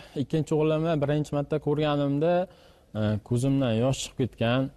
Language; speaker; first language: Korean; non-native, learner; Uzbek